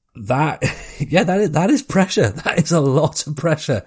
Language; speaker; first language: English; native; English